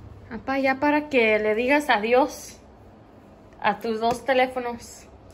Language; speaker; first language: Spanish; early bilingual, heritage; Spanish